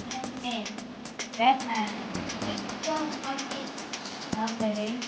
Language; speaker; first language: English; non-native, local second language; Filipino